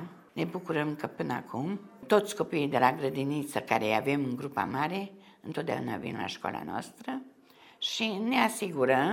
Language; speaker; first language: Romanian; early bilingual, heritage; Romanian